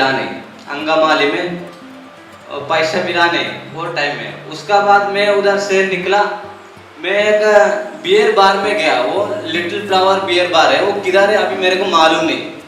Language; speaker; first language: Hindi; non-native, local second language; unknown